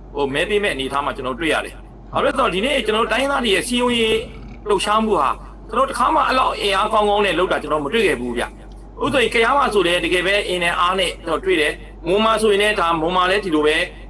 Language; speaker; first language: Burmese; non-native, local second language; Mon